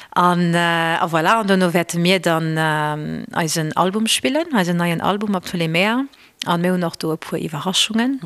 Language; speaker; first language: Luxembourgish; early bilingual, other home language; Portuguese